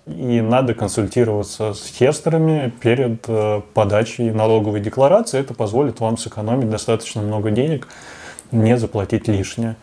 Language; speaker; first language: Russian; native; Russian